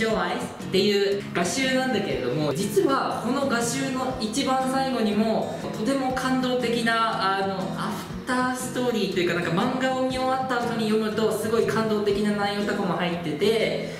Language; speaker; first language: Japanese; native; Japanese